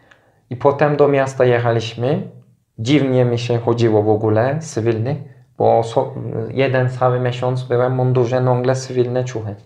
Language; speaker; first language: Polish; non-native, fluent; Turkish